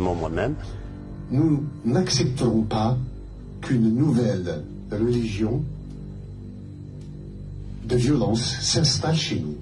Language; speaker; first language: French; non-native, local second language; Kabyle